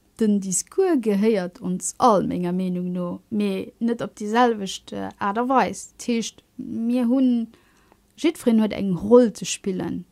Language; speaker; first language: Luxembourgish; early bilingual, other home language; Kabuverdianu